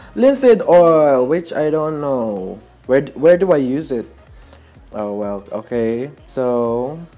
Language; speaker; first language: English; non-native, local second language; Filipino